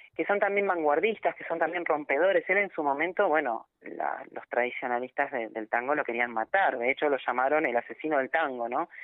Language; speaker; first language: Spanish; native; Spanish